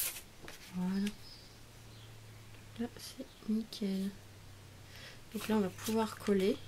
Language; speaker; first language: French; native; French